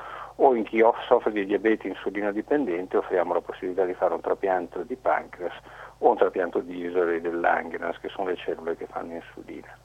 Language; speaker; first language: Italian; native; Italian